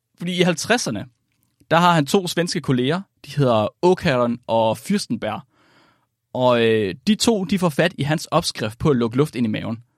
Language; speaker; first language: Danish; native; Danish